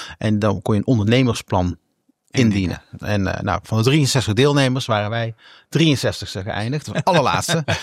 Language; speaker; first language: Dutch; native; Dutch